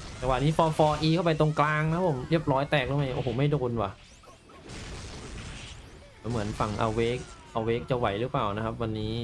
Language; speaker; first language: Thai; native; Thai